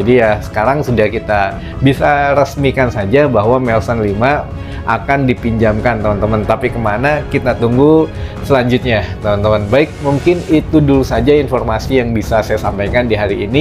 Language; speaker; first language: Indonesian; native; Indonesian